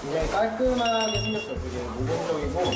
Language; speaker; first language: Korean; native; Korean